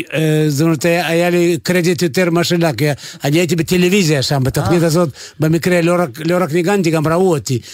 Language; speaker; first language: Hebrew; non-native, fluent; Russian